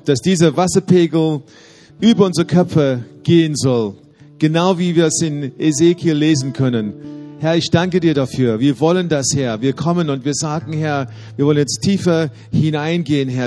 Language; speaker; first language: German; native; German